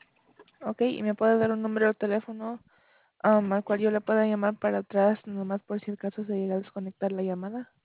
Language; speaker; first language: Spanish; early bilingual, heritage; Spanish